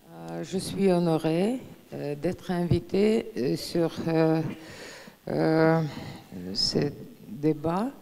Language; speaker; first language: French; non-native, fluent; Russian